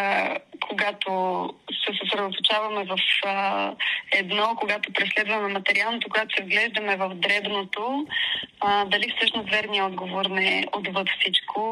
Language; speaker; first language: Bulgarian; native; Bulgarian